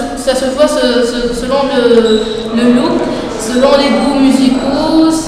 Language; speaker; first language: French; non-native, local second language; Arabic